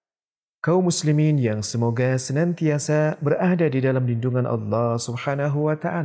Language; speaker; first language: Indonesian; native; Indonesian